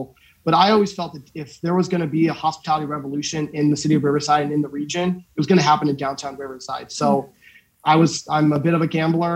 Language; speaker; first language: English; native; English